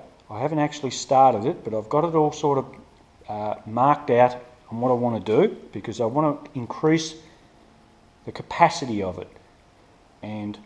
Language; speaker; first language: English; native; English